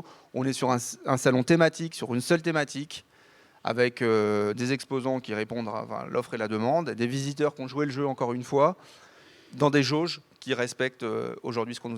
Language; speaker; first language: French; native; French